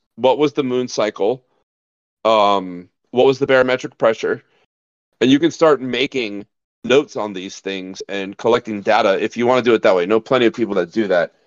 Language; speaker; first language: English; native; English